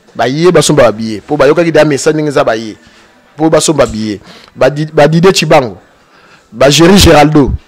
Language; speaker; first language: Lingala; native; Lingala